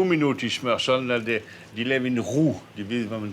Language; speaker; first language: Danish; non-native, fluent; French